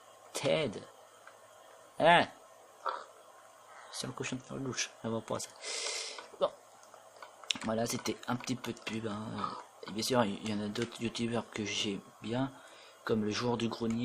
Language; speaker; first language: French; native; French